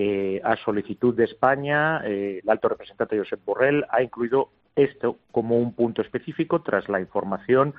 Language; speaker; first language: Spanish; native; Spanish